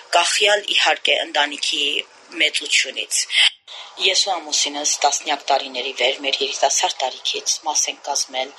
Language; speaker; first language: Armenian; early bilingual, heritage; Armenian